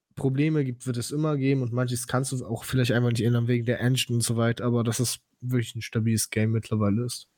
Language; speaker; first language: German; non-native, fluent; Polish